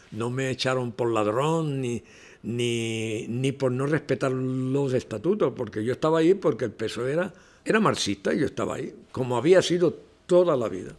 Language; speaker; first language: Spanish; non-native, local second language; Catalan